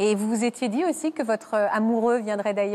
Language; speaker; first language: French; native; French